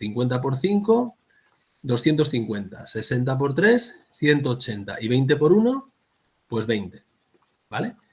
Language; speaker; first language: Spanish; native; Spanish